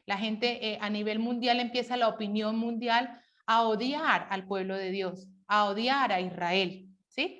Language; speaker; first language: Spanish; native; Spanish